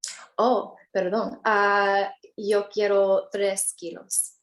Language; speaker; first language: Spanish; non-native, learner; English